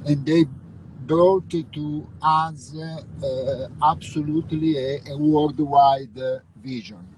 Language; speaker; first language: English; non-native, fluent; Italian